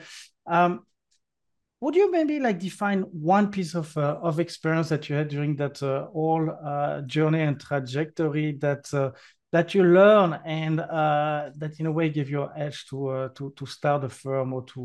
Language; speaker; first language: English; non-native, fluent; French